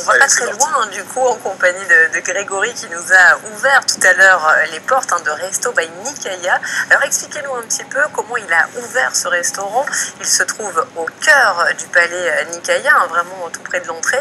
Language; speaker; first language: French; native; French